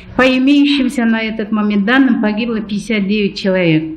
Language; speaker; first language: Russian; non-native, local second language; Kyrgyz